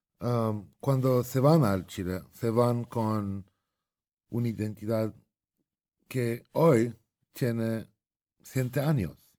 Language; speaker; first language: Spanish; non-native, fluent; Arabic